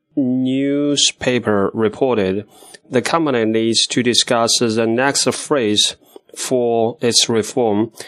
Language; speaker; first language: English; non-native, fluent; Chinese